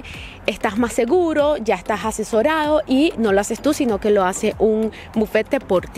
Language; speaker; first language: Spanish; native; Spanish